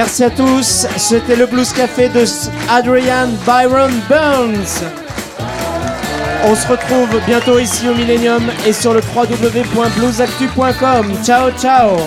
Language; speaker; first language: French; native; French